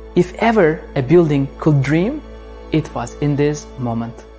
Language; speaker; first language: English; non-native, fluent; Turkish